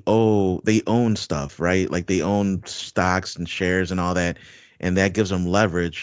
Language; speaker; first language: English; native; English